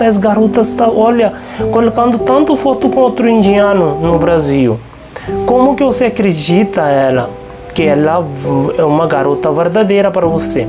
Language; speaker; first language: Portuguese; non-native, local second language; Hindi